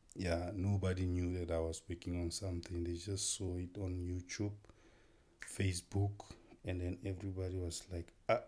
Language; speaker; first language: English; non-native, local second language; Tswana